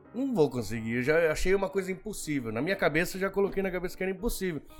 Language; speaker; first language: Portuguese; early bilingual, other home language; Spanish